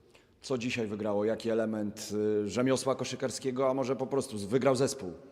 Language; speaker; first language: Polish; native; Polish